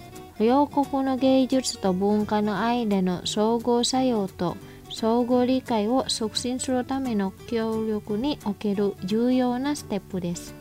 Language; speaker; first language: Japanese; non-native, fluent; Indonesian